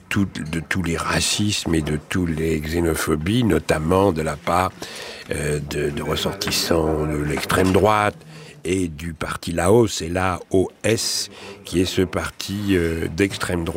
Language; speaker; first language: French; native; French